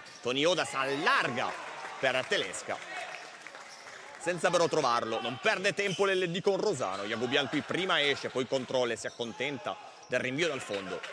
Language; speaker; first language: Italian; native; Italian